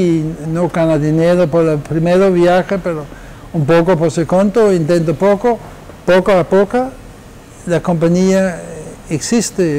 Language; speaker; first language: Spanish; non-native, fluent; Danish